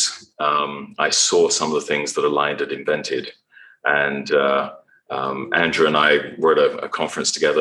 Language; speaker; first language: English; native; English